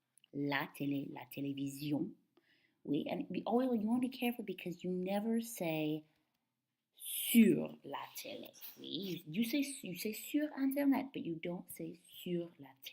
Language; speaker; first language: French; non-native, fluent; English